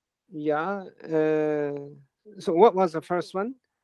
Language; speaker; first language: English; non-native, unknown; Japanese